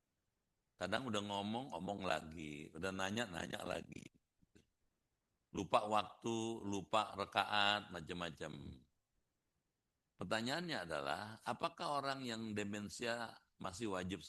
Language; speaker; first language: Indonesian; native; Indonesian